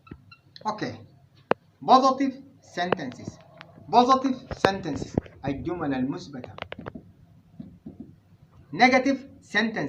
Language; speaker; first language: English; non-native, fluent; Arabic